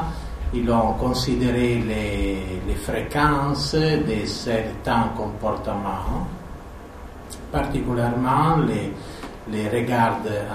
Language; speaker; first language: French; non-native, fluent; Italian